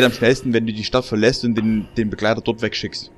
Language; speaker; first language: German; native; German